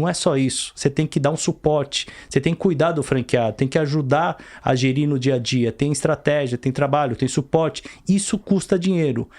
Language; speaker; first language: Portuguese; early bilingual, other home language; Korean